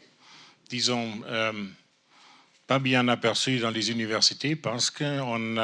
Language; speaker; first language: French; non-native, fluent; German